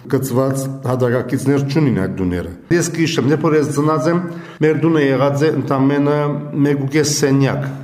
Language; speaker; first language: Armenian; early bilingual, heritage; Armenian